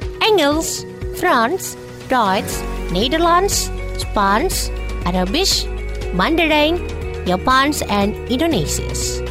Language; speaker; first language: Dutch; non-native, fluent; Indonesian